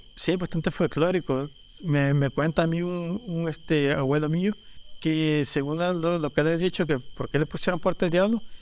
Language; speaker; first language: Spanish; native; Spanish